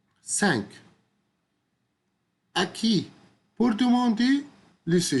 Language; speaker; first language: French; non-native, fluent; Arabic